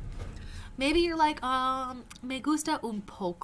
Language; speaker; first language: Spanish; non-native, fluent; English